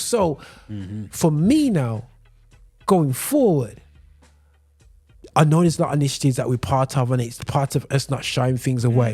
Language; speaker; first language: English; native; English